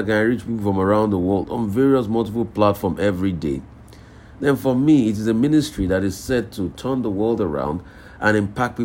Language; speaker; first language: English; non-native, local second language; Yoruba